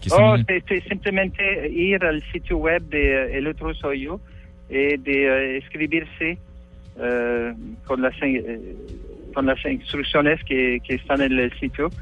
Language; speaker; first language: Spanish; non-native, learner; French